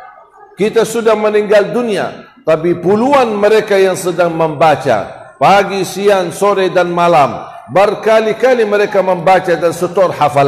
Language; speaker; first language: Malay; non-native, fluent; Arabic